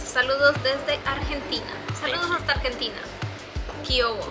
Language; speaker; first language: Spanish; native; Spanish